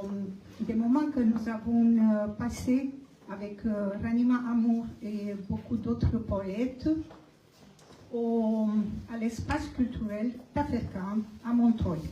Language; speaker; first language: French; non-native, fluent; Romanian